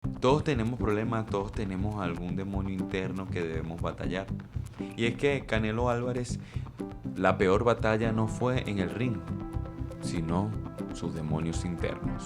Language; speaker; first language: Spanish; native; Spanish